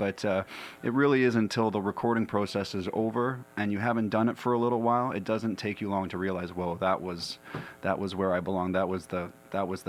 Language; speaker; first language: English; native; English